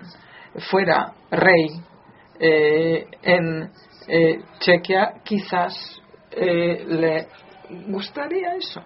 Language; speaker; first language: Spanish; non-native, fluent; Polish